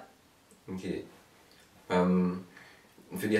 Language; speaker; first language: German; native; German